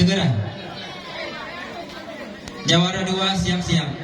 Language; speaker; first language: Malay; non-native, local second language; Achinese